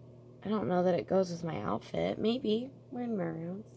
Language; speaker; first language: English; native; English